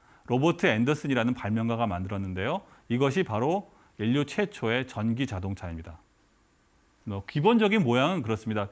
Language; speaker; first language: Korean; native; Korean